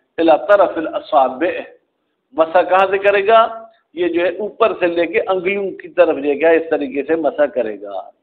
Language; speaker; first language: Urdu; non-native, local second language; Sindhi